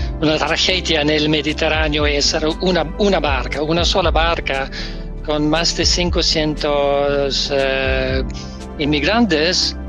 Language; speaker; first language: Spanish; non-native, learner; Danish